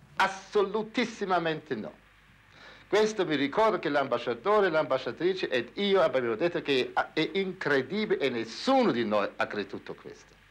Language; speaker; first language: Italian; non-native, fluent; German